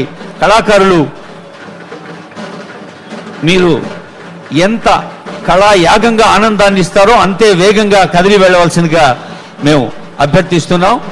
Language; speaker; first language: Telugu; native; Telugu